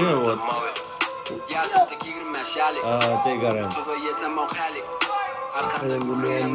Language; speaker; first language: Chinese; non-native, learner; Turkmen